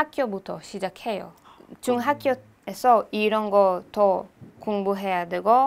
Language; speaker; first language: Korean; non-native, learner; Hebrew